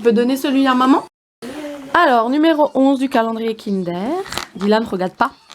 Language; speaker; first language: French; native; French